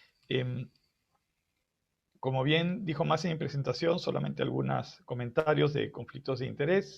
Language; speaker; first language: Spanish; native; Spanish